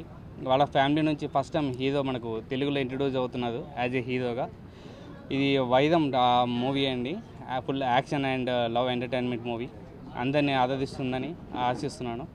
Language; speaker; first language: Telugu; native; Telugu